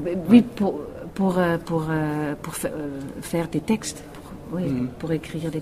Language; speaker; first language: French; non-native, fluent; Western Frisian